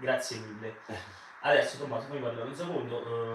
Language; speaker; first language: Italian; native; Italian